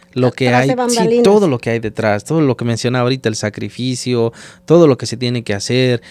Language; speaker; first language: Spanish; native; Spanish